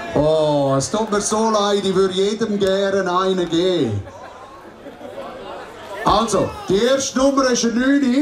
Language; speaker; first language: German; native; German